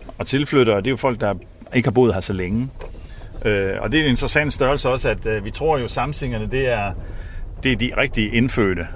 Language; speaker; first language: Danish; native; Danish